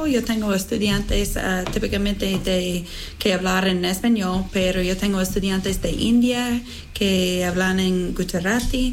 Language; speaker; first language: Spanish; non-native, learner; English